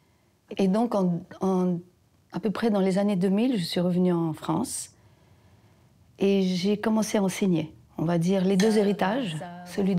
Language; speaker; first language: French; early bilingual, other home language; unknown